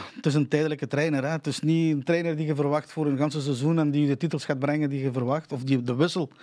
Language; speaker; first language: Dutch; non-native, fluent; Spanish